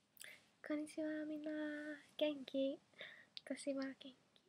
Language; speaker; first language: Japanese; non-native, learner; English